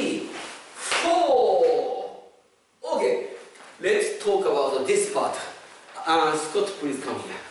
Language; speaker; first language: English; non-native, fluent; Japanese